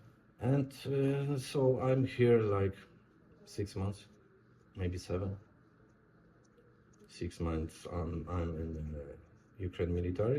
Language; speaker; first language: English; non-native, learner; Polish